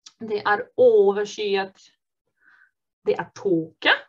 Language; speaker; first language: Norwegian; non-native, fluent; German